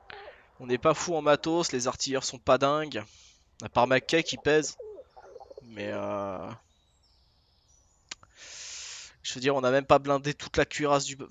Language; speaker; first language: French; native; French